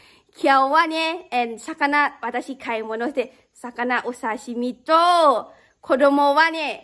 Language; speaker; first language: Japanese; non-native, learner; Lao